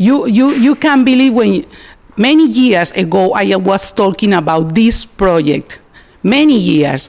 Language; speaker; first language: English; non-native, learner; Spanish